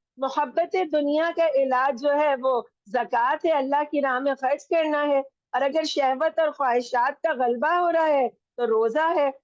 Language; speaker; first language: Urdu; non-native, local second language; Punjabi